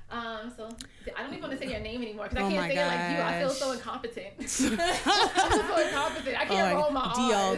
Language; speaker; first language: English; early bilingual, other home language; Spanish